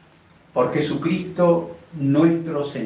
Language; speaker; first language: Spanish; native; Spanish